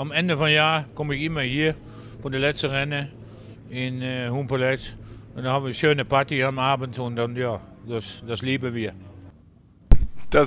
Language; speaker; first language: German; non-native, learner; Dutch